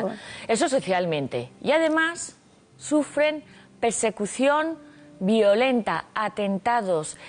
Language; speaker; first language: Spanish; native; Spanish